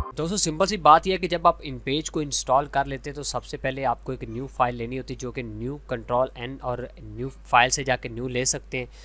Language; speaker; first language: Urdu; native; Urdu